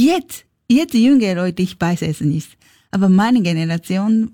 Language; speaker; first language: German; non-native, learner; Japanese